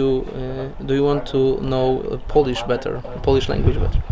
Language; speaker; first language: English; non-native, fluent; Polish